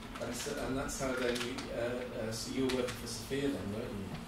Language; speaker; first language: English; native; English